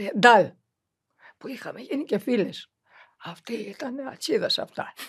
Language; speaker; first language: Greek; early bilingual, heritage; Greek